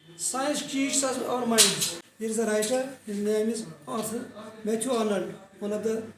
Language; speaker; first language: English; non-native, local second language; Urdu